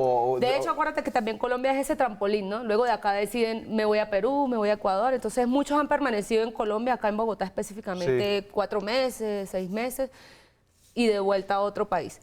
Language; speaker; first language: Spanish; native; Spanish